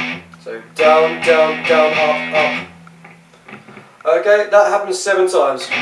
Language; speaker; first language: English; native; English